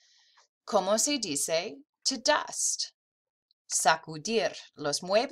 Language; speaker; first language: Spanish; non-native, fluent; English